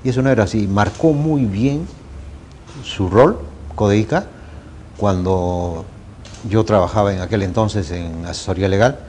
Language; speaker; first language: Spanish; native; Spanish